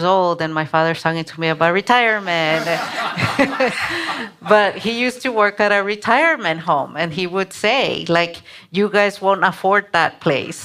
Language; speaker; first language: English; non-native, local second language; Spanish